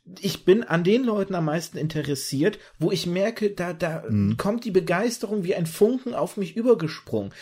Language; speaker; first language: German; early bilingual, other home language; Russian